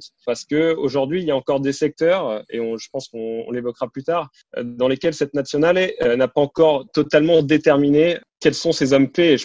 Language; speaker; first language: French; native; French